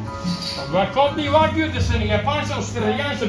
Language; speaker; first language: Dutch; non-native, learner; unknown